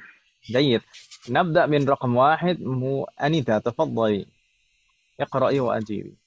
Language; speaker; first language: Arabic; non-native, fluent; Indonesian